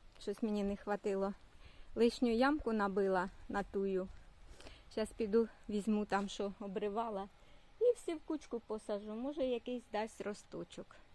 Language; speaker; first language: Ukrainian; non-native, local second language; Russian